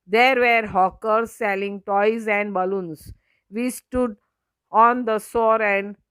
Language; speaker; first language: English; non-native, local second language; Gujarati